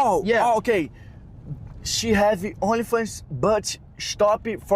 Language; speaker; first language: English; non-native, learner; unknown